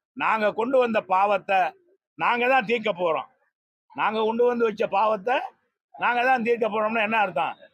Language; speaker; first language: Tamil; native; Tamil